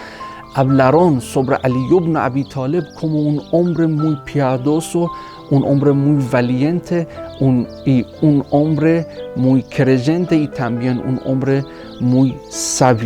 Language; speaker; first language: Spanish; non-native, fluent; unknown